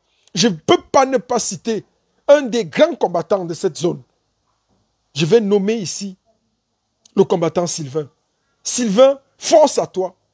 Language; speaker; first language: French; native; French